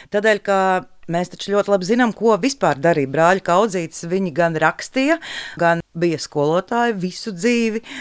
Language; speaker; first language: Latvian; native; Latvian